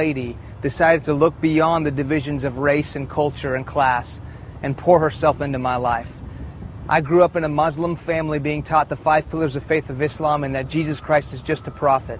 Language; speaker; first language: English; early bilingual, other home language; Persian